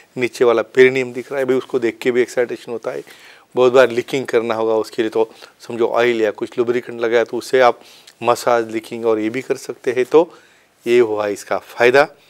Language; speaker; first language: Hindi; non-native, local second language; Marathi